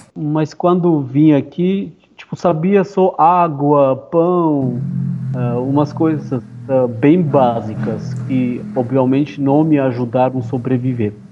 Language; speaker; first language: Portuguese; non-native, fluent; Armenian